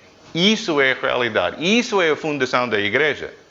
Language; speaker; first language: Portuguese; non-native, fluent; English